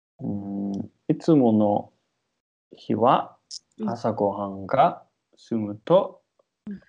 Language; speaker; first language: Japanese; non-native, learner; English